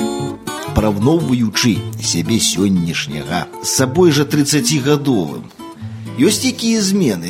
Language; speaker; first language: Belarusian; native; Belarusian